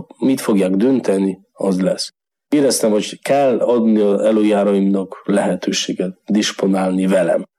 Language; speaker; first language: Hungarian; non-native, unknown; Polish